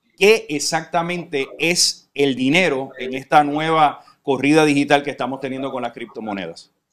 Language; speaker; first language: Spanish; native; Spanish